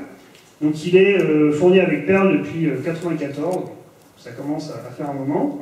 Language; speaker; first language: French; native; French